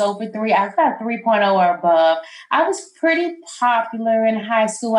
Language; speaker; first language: English; native; English